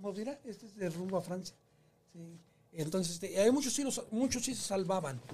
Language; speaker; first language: Spanish; native; Spanish